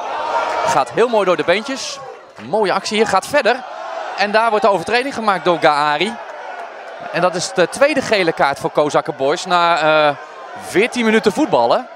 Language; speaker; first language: Dutch; native; Dutch